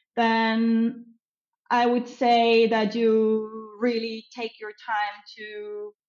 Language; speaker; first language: English; non-native, fluent; German